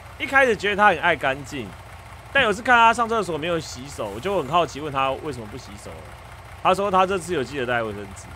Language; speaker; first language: Chinese; native; Chinese